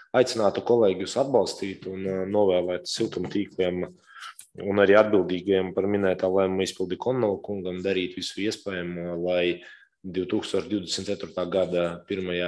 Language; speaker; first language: Latvian; non-native, local second language; Russian